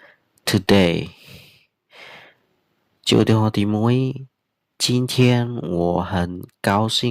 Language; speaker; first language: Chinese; non-native, fluent; Khmer